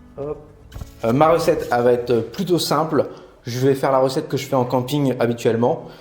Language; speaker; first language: French; native; French